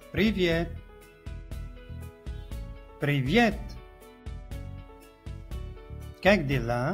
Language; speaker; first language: Russian; non-native, learner; Arabic